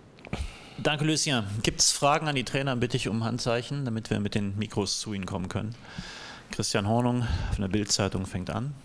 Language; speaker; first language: German; native; German